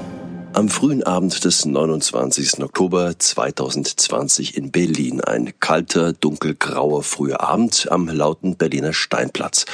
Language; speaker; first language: German; native; German